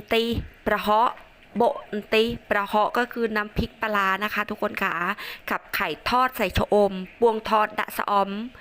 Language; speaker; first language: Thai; non-native, local second language; Northern Khmer